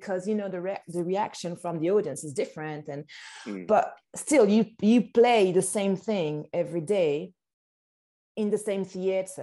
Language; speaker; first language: English; non-native, fluent; French